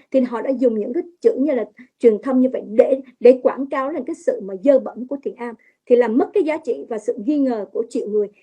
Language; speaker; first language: Vietnamese; early bilingual, heritage; Vietnamese